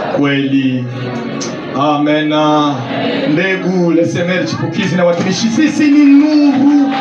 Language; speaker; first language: Swahili; non-native, local second language; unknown